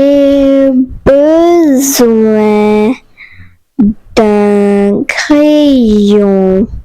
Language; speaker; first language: French; non-native, fluent; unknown